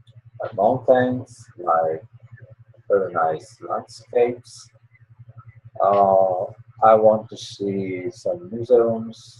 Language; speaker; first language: English; non-native, learner; Polish